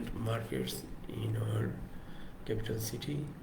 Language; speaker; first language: English; non-native, local second language; Bangla